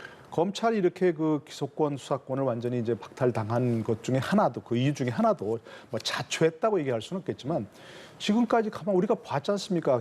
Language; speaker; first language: Korean; native; Korean